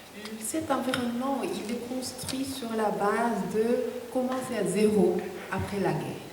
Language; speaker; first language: French; non-native, fluent; Korean